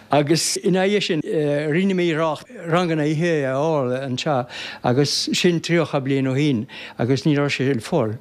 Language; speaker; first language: Irish; non-native, fluent; French